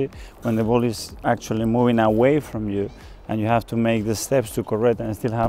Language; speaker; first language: English; non-native, fluent; Spanish